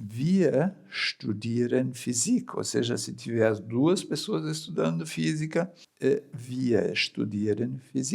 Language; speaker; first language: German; non-native, fluent; Portuguese